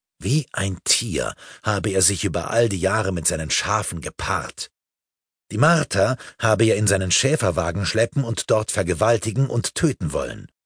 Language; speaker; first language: German; native; German